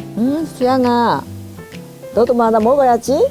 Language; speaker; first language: Korean; native; Korean